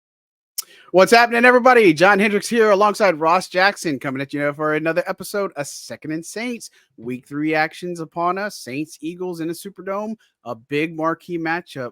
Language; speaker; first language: English; native; English